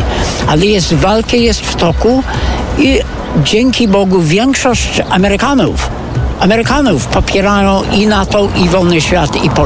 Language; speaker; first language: Polish; non-native, fluent; English